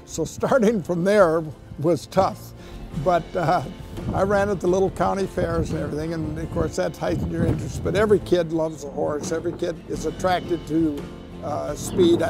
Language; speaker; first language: English; native; English